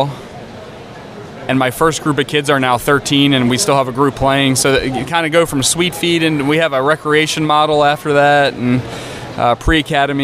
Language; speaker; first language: English; native; English